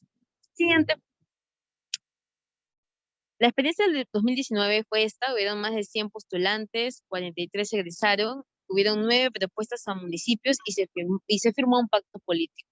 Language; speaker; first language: Spanish; native; Spanish